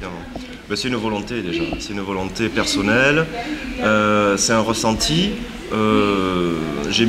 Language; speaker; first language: French; native; French